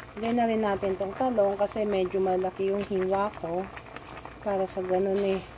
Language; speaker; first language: Filipino; non-native, local second language; Iloko